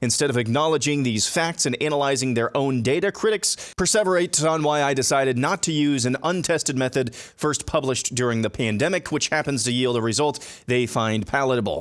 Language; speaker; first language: English; native; English